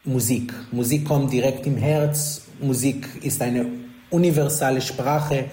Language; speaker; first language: German; non-native, learner; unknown